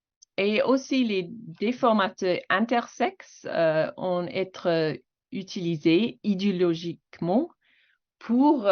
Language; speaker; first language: French; non-native, fluent; English